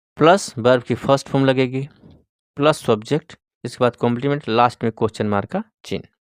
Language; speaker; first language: Hindi; native; Hindi